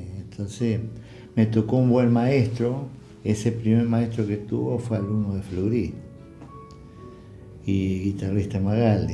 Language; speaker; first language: Spanish; native; Spanish